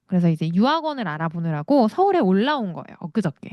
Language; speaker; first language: Korean; native; Korean